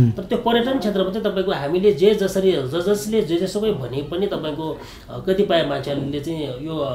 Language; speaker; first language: Nepali; non-native, local second language; Sherpa